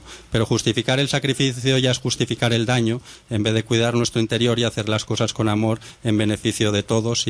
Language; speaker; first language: Spanish; native; Spanish